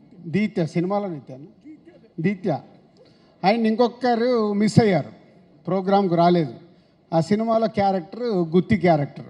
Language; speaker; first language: Telugu; native; Telugu